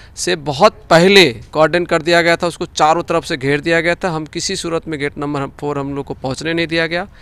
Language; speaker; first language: Hindi; native; Hindi